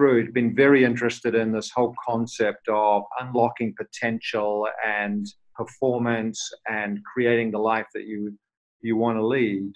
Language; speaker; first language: English; native; English